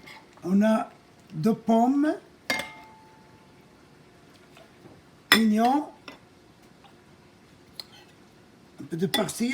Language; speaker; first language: French; non-native, local second language; Arabic